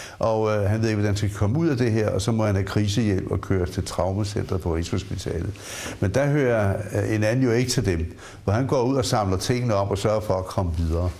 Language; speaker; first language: Danish; native; Danish